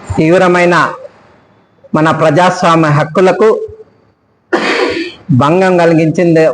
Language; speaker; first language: Telugu; native; Telugu